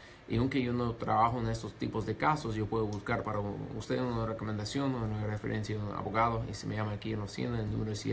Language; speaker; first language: Spanish; non-native, fluent; English